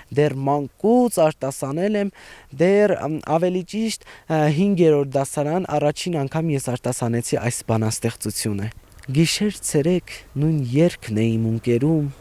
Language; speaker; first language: Armenian; native; Armenian